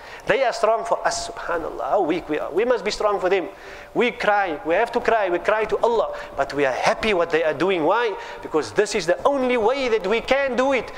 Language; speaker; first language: English; native; English